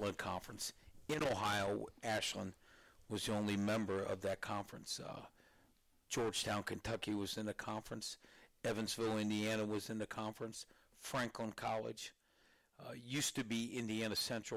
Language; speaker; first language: English; native; English